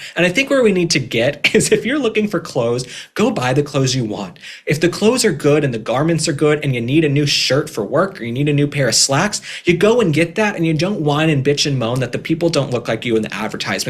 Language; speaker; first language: English; native; English